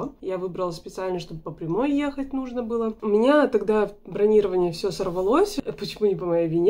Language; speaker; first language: Russian; native; Russian